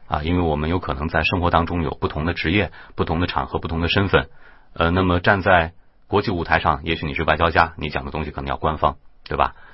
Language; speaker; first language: Chinese; native; Chinese